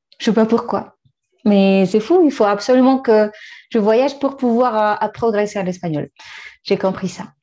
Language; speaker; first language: French; non-native, fluent; Spanish